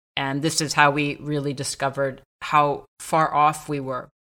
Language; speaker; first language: English; native; English